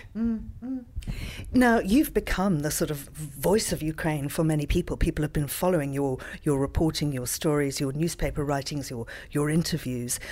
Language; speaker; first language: English; native; English